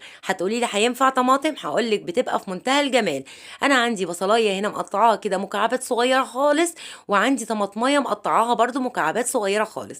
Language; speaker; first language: Arabic; native; Arabic